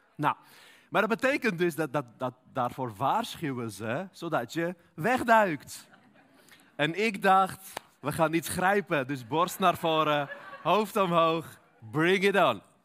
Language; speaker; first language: Dutch; non-native, fluent; Armenian